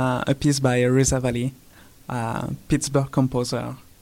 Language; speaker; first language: English; non-native, fluent; French